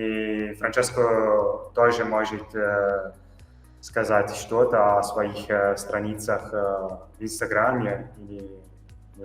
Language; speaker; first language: Russian; non-native, fluent; Italian